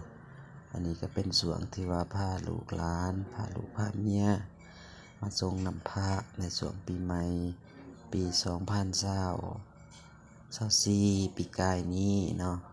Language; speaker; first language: Thai; non-native, local second language; Lao